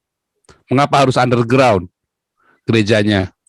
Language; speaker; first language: Indonesian; native; Indonesian